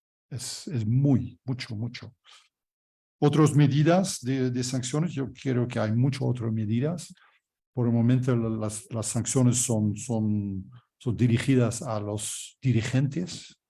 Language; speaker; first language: Spanish; non-native, fluent; Dutch